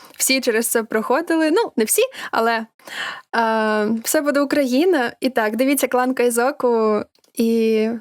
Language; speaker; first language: Ukrainian; non-native, local second language; Russian